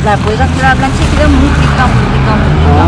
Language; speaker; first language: Spanish; native; Spanish